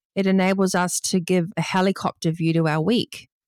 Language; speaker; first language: English; native; English